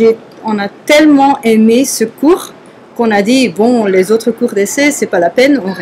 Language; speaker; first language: French; non-native, fluent; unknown